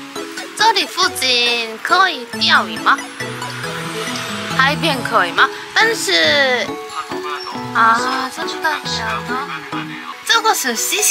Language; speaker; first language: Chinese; non-native, fluent; Korean